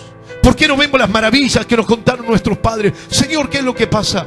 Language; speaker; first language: Spanish; native; Spanish